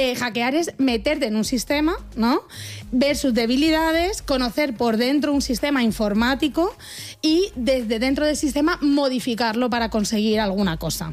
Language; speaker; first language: Spanish; native; Spanish